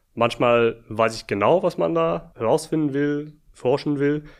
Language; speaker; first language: German; non-native, fluent; English